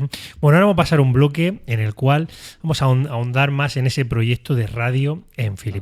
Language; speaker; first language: Spanish; native; Spanish